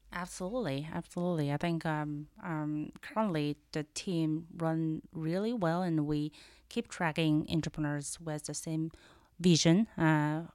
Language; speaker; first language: English; non-native, fluent; Chinese